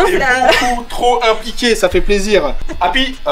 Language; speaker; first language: French; native; French